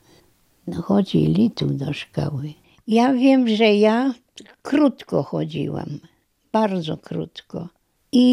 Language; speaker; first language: Polish; non-native, local second language; German